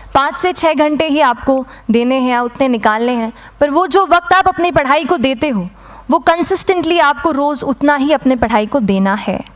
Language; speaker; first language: Hindi; native; Hindi